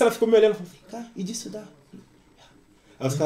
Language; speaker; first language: Portuguese; native; Portuguese